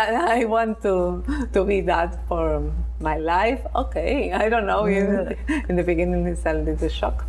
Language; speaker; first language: English; non-native, learner; Spanish